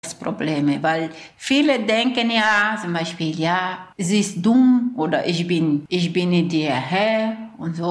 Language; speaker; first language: German; non-native, learner; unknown